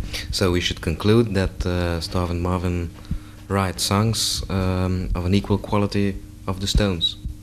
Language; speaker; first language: English; non-native, fluent; Dutch